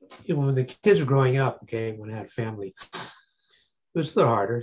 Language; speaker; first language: English; early bilingual, other home language; Cantonese